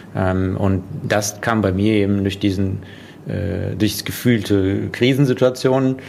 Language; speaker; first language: German; non-native, fluent; Russian